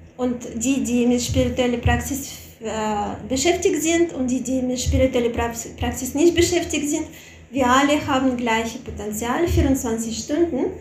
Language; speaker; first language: German; non-native, fluent; Russian